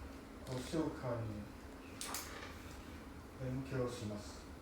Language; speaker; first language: Japanese; non-native, learner; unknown